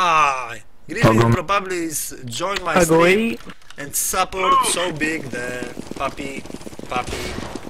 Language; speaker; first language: English; non-native, learner; Polish